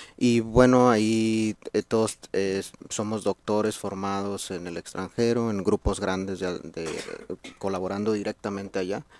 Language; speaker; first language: Spanish; native; Spanish